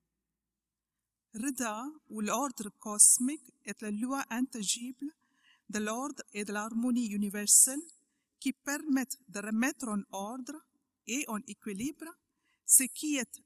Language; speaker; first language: French; non-native, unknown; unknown